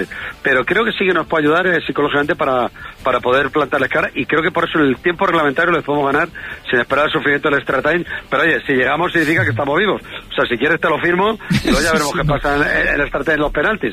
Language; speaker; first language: Spanish; native; Spanish